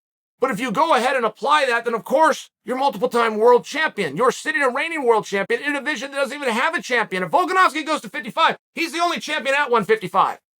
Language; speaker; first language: English; native; English